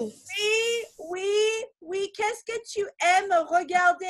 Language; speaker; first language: French; non-native, fluent; English